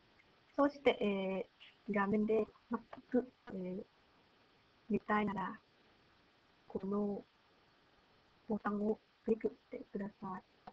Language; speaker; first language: Japanese; non-native, learner; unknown